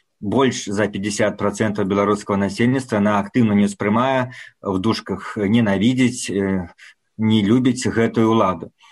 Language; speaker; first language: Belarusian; non-native, local second language; Russian